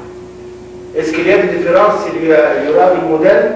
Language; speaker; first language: French; non-native, local second language; Arabic